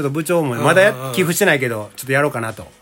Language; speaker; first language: Japanese; native; Japanese